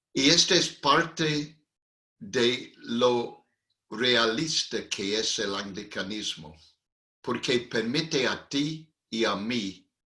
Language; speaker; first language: Spanish; non-native, fluent; English